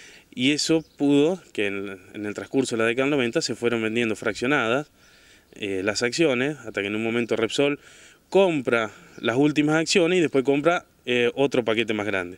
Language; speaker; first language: Spanish; native; Spanish